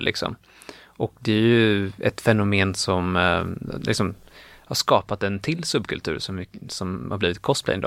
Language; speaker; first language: Swedish; native; Swedish